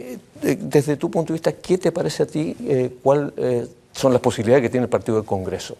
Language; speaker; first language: Spanish; native; Spanish